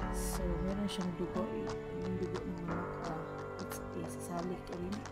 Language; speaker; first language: Filipino; non-native, local second language; Cebuano